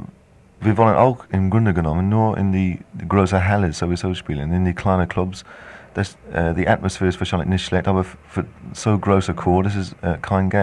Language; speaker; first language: German; non-native, fluent; English